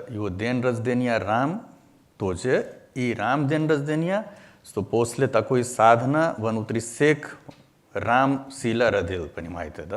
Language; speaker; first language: Russian; non-native, learner; Hindi